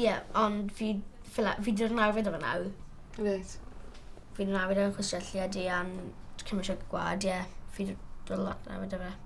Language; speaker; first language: Welsh; native; Welsh